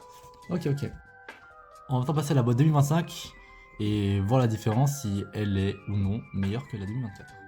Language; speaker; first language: French; native; French